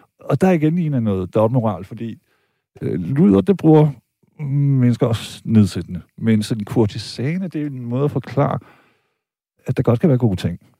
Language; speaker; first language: Danish; native; Danish